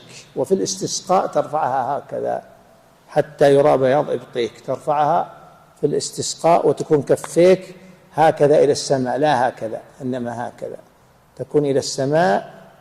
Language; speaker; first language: Arabic; native; Arabic